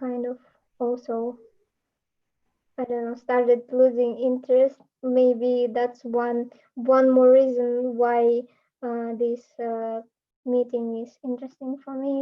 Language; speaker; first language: English; non-native, learner; Russian